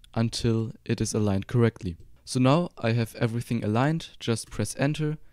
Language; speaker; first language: English; non-native, fluent; German